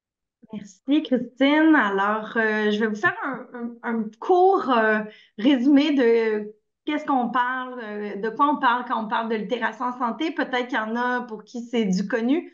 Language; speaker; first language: French; native; French